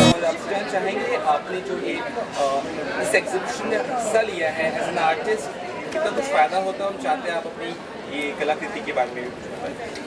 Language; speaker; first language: Hindi; native; Hindi